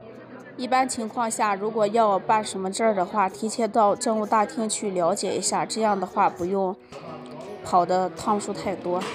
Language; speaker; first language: Chinese; native; Chinese